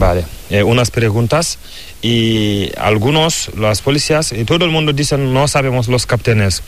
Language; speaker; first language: Spanish; non-native, learner; Fula